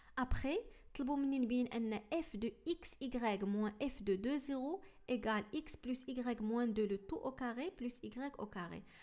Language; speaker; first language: French; non-native, local second language; Arabic